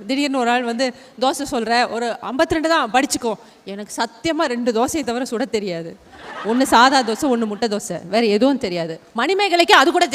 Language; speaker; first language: Tamil; native; Tamil